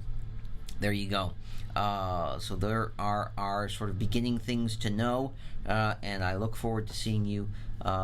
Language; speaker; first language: English; native; English